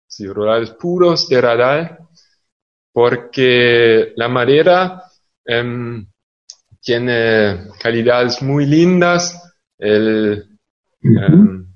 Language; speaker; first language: Spanish; non-native, fluent; German